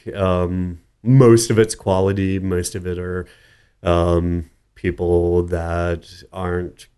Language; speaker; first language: English; native; English